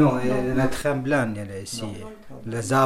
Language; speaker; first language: French; non-native, learner; Arabic